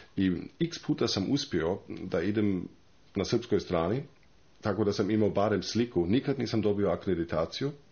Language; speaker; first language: Croatian; non-native, fluent; German